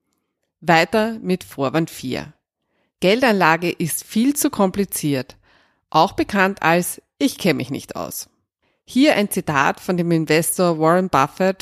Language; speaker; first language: German; native; German